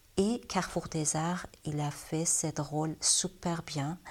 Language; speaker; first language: French; non-native, learner; Persian